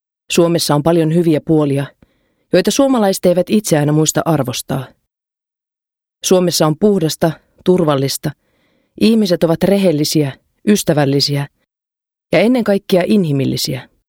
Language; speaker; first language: Finnish; non-native, fluent; Romanian